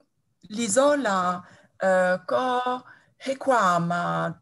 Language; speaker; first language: Vietnamese; non-native, fluent; French